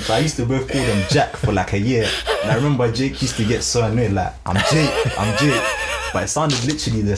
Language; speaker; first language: English; early bilingual, other home language; Shona